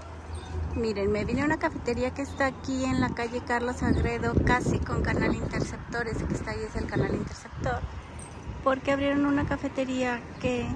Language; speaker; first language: Spanish; native; Spanish